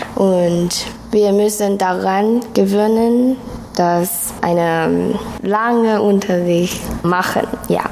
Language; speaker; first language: German; non-native, learner; Chinese